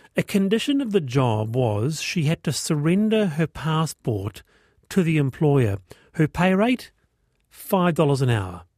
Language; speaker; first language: English; native; English